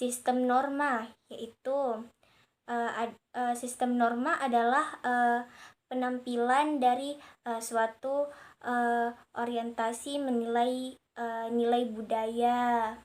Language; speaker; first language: Indonesian; native; Indonesian